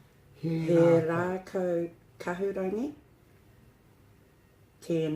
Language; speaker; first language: Māori; non-native, learner; English